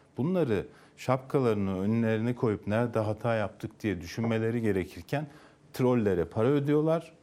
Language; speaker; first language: Turkish; native; Turkish